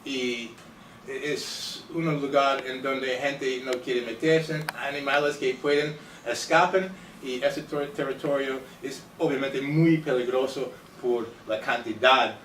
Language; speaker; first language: Spanish; non-native, fluent; English